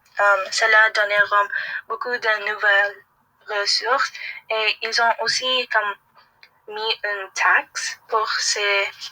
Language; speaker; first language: French; non-native, learner; English